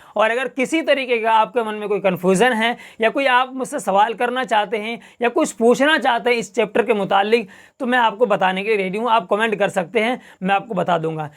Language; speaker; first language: Hindi; native; Hindi